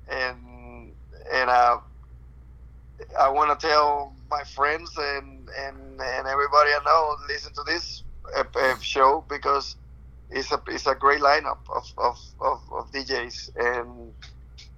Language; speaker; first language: English; non-native, fluent; Spanish